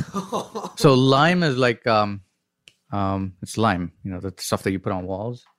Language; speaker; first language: English; non-native, local second language; Tamil